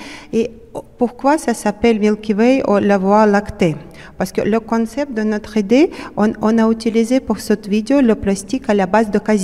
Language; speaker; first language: French; non-native, fluent; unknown